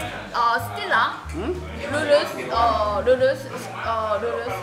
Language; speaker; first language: Indonesian; non-native, learner; Korean